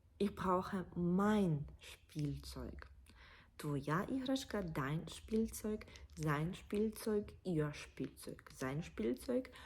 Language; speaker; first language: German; non-native, fluent; Ukrainian